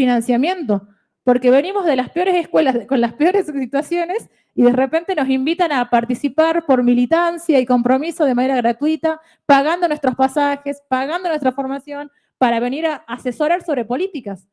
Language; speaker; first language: Spanish; native; Spanish